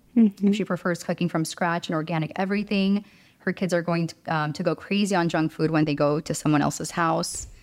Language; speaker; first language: English; early bilingual, other home language; Romanian